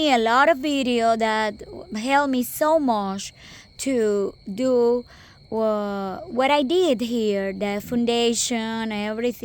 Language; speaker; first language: English; non-native, local second language; Spanish